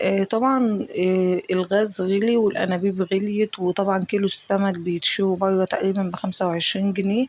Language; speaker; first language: Arabic; native; Arabic